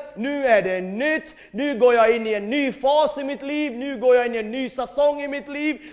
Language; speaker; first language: Swedish; non-native, fluent; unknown